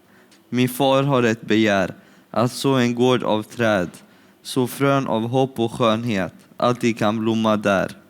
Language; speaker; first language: Swedish; early bilingual, other home language; Syriac